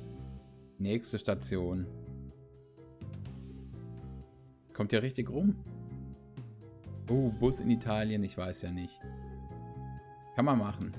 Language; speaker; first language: German; native; German